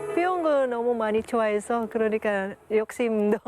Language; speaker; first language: Korean; non-native, fluent; Filipino